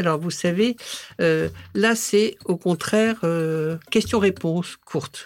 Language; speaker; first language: French; native; French